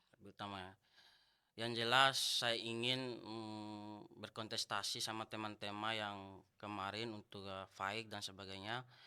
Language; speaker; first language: Indonesian; non-native, local second language; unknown